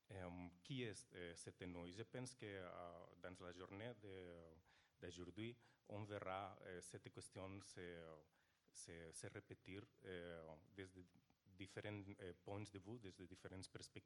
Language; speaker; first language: French; non-native, fluent; Portuguese